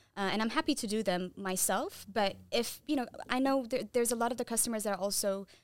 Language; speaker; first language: English; non-native, fluent; Tigrinya